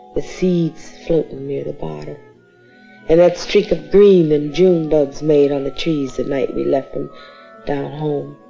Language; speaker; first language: English; native; English